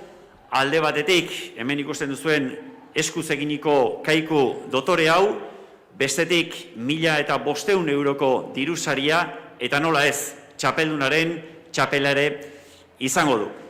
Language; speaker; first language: Basque; native; Basque